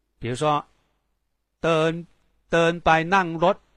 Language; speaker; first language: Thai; non-native, fluent; Chinese